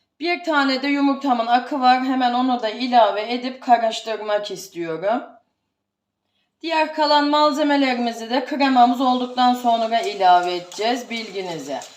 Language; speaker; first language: Turkish; native; Turkish